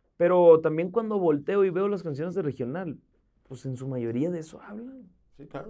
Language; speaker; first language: Spanish; native; Spanish